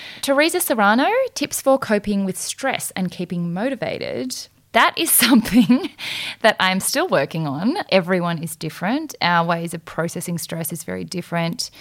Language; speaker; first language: English; native; English